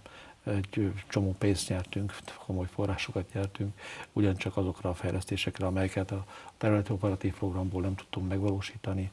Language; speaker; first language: Hungarian; native; Hungarian